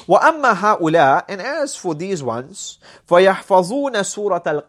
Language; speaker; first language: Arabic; non-native, fluent; English